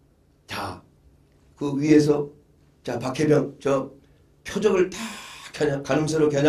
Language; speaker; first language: Korean; native; Korean